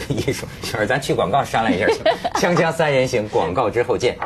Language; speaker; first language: Chinese; native; Chinese